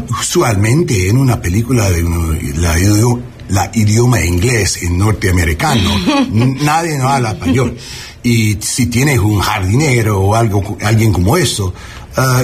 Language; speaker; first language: Spanish; early bilingual, heritage; English